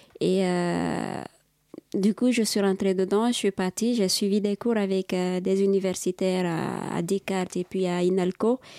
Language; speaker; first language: French; non-native, local second language; Fula